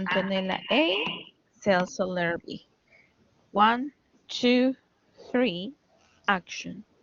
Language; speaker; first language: English; non-native, fluent; Spanish